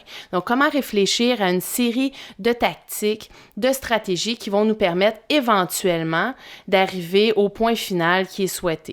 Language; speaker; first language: French; native; French